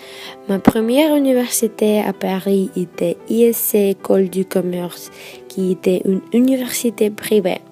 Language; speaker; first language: French; non-native, fluent; Russian